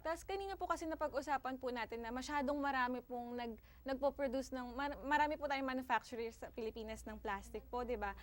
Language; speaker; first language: Filipino; native; Filipino